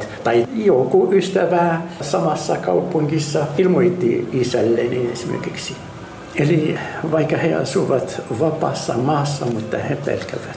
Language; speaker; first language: Finnish; non-native, learner; Arabic